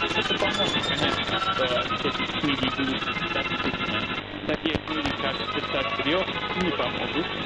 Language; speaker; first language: Russian; non-native, fluent; English